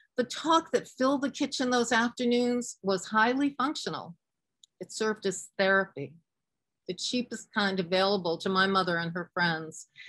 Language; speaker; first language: English; native; English